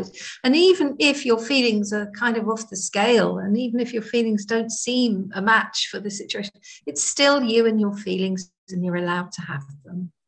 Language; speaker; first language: English; native; English